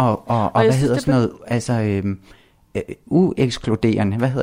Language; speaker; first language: Danish; native; Danish